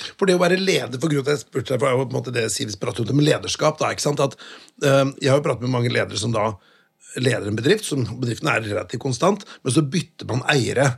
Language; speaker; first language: Norwegian; native; Norwegian